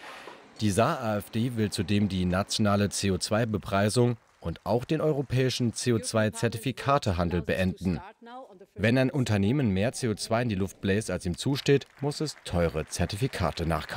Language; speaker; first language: German; native; German